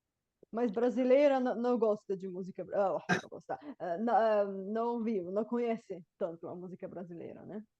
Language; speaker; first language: Portuguese; non-native, fluent; Bulgarian